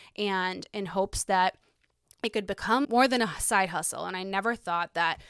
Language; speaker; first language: English; early bilingual, other home language; Ukrainian